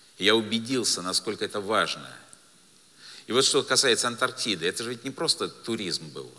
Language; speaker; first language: Russian; native; Russian